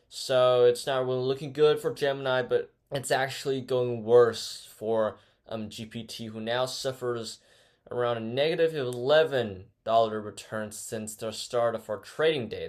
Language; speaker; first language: English; non-native, fluent; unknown